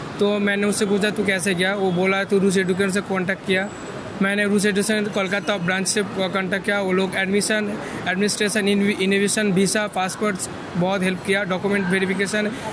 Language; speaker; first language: Hindi; non-native, local second language; Bangla